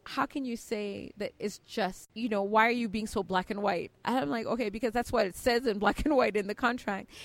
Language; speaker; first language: English; native; English